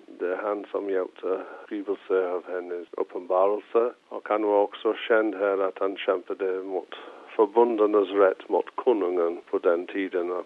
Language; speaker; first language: Swedish; non-native, fluent; English